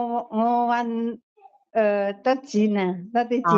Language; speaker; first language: Cantonese; non-native, learner; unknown